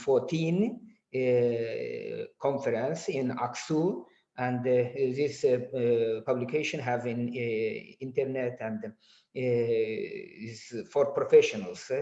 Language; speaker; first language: English; non-native, learner; Azerbaijani